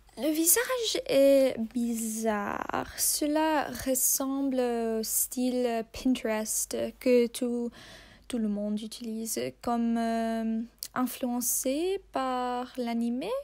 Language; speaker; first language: French; non-native, learner; English